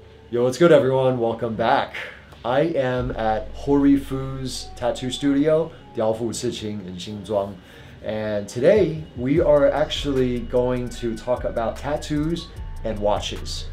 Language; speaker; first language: English; early bilingual, other home language; Chinese